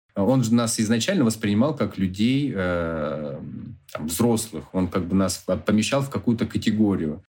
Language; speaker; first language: Russian; native; Russian